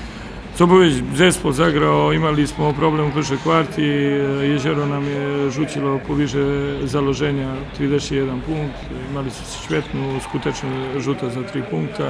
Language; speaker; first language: Polish; non-native, learner; Serbian